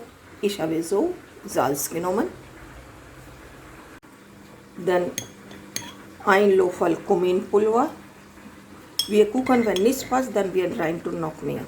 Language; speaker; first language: German; non-native, learner; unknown